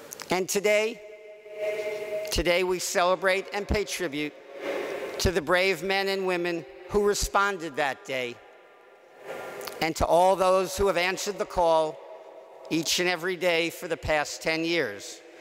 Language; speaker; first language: English; native; English